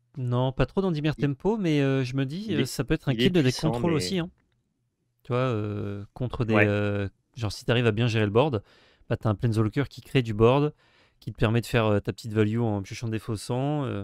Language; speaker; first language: French; native; French